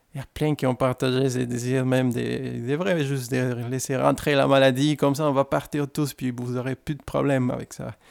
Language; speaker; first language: French; non-native, fluent; Spanish